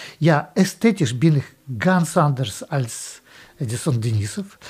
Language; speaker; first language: German; non-native, fluent; Russian